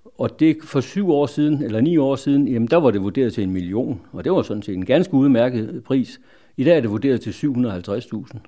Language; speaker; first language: Danish; native; Danish